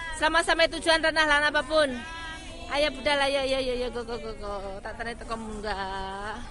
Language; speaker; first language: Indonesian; non-native, local second language; Javanese